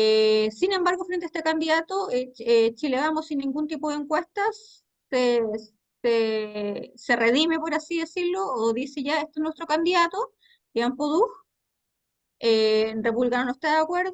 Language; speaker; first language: Spanish; native; Spanish